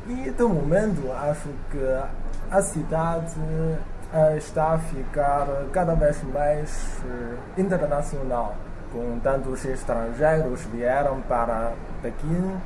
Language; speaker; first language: Portuguese; non-native, learner; Chinese